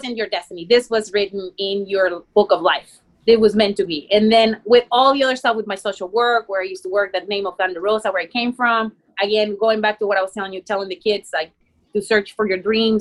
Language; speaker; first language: English; non-native, fluent; Spanish